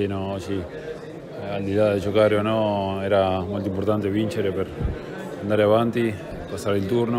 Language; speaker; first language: Italian; non-native, fluent; Spanish